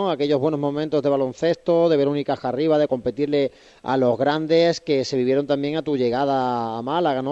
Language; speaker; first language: Spanish; native; Spanish